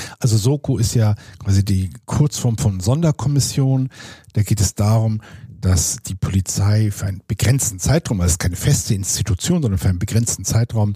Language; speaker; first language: German; native; German